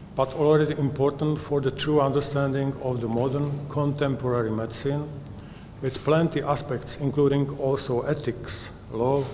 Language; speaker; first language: English; non-native, fluent; Czech